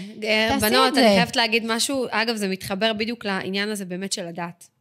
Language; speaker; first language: Hebrew; native; Hebrew